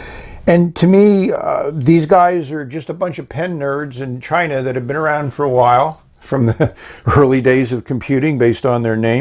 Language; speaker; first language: English; native; English